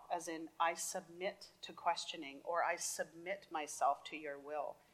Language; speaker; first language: English; native; English